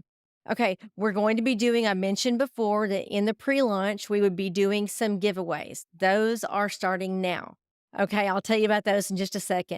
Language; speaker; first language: English; native; English